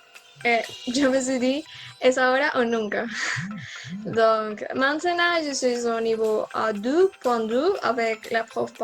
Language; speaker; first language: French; non-native, learner; Spanish